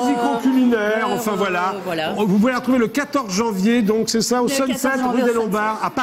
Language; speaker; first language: French; native; French